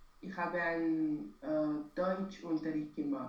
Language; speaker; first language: German; non-native, learner; Romanian